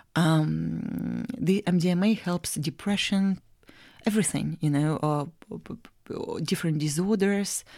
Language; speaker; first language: English; non-native, fluent; Russian